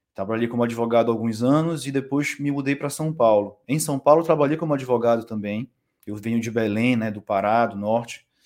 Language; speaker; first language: Portuguese; native; Portuguese